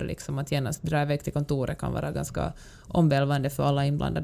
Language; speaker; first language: Swedish; native; Swedish